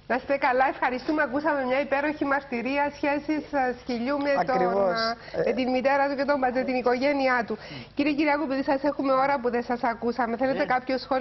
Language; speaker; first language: Greek; native; Greek